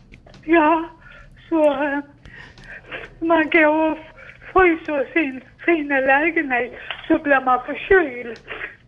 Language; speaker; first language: Swedish; non-native, learner; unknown